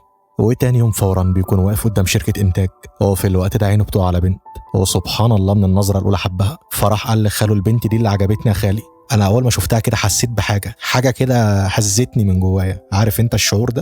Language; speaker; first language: Arabic; native; Arabic